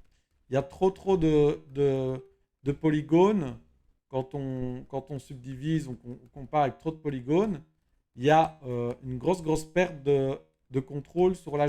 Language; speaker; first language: French; native; French